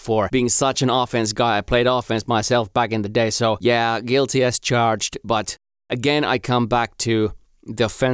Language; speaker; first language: English; non-native, fluent; Finnish